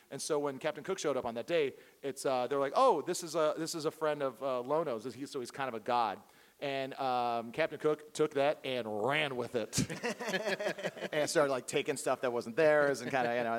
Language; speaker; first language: English; native; English